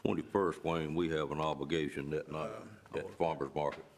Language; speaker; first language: English; native; English